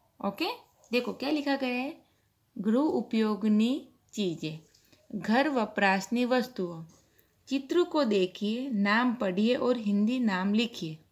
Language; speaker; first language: Hindi; non-native, local second language; Gujarati